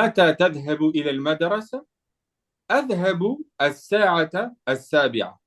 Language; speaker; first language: Arabic; non-native, fluent; French